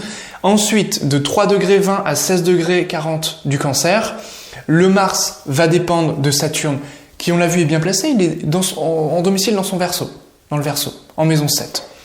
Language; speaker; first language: French; native; French